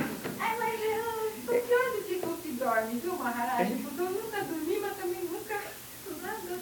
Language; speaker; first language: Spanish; non-native, learner; Portuguese